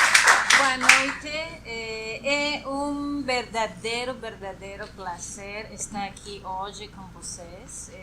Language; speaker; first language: Portuguese; non-native, fluent; Spanish